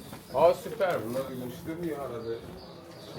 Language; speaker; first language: Turkish; native; Turkish